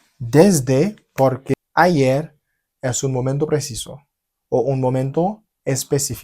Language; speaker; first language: Spanish; non-native, fluent; Haitian Creole